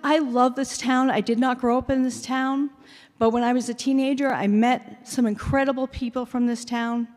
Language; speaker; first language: English; early bilingual, other home language; Finnish